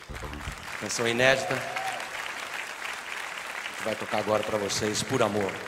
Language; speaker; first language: Portuguese; native; Portuguese